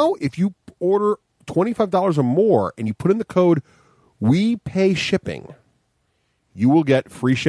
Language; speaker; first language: English; native; English